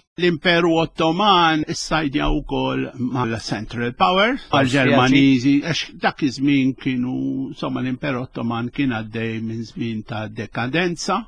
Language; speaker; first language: Maltese; early bilingual, other home language; Spanish